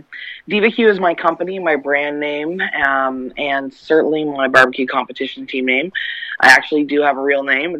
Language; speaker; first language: English; native; English